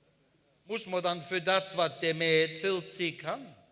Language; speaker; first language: German; native; German